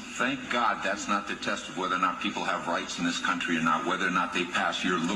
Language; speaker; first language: English; native; English